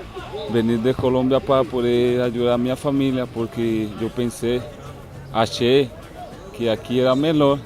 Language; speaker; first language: Portuguese; non-native, fluent; Spanish